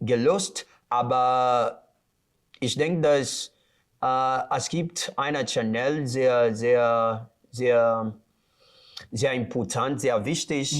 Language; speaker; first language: German; non-native, learner; Portuguese